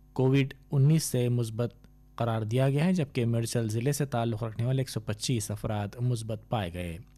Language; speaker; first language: Urdu; native; Urdu